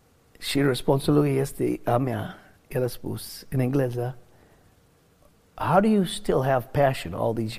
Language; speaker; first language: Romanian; non-native, learner; English